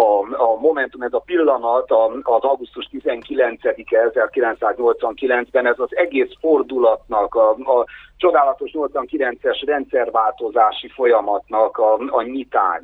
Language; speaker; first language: Hungarian; native; Hungarian